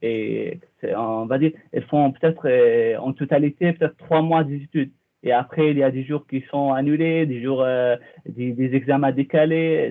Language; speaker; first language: French; non-native, fluent; Arabic